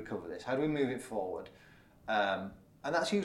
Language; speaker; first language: English; native; English